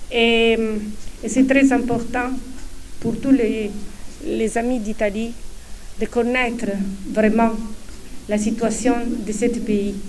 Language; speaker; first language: French; non-native, fluent; Italian